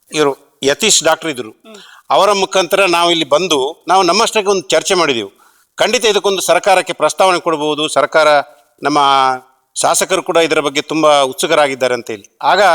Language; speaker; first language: Kannada; native; Kannada